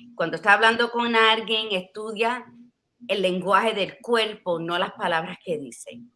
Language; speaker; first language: Spanish; early bilingual, heritage; Spanish